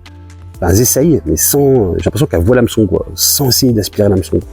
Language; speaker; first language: French; native; French